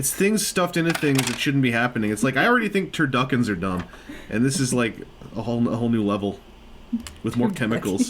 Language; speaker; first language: English; native; English